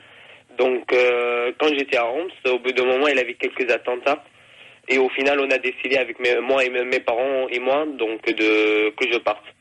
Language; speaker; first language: French; non-native, fluent; Arabic